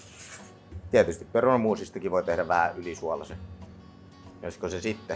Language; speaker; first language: Finnish; native; Finnish